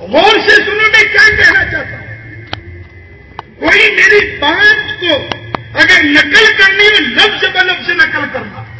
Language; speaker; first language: Urdu; non-native, local second language; Gujarati